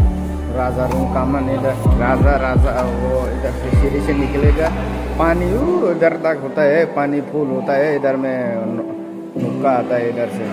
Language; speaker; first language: Hindi; non-native, local second language; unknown